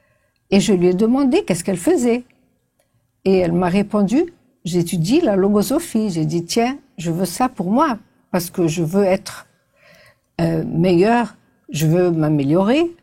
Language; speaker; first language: French; non-native, fluent; Portuguese